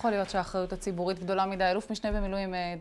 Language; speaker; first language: Hebrew; native; Hebrew